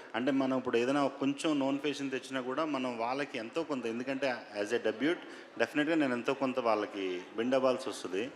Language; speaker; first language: Telugu; native; Telugu